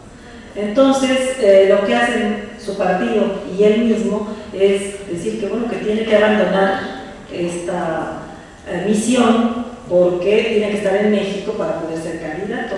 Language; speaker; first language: Spanish; native; Spanish